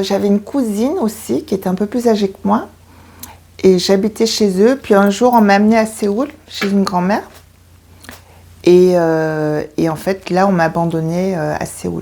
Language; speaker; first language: French; early bilingual, other home language; Korean